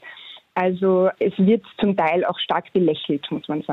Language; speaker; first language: German; native; German